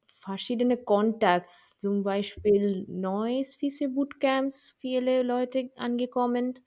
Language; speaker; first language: German; non-native, learner; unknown